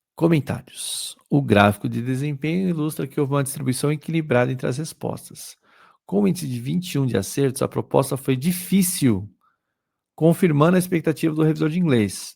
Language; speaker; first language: Portuguese; native; Portuguese